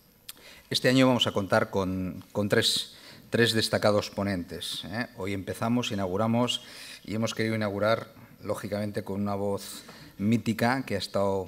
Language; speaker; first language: Spanish; native; Spanish